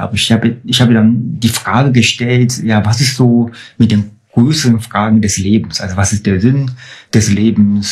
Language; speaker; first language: German; non-native, fluent; Chinese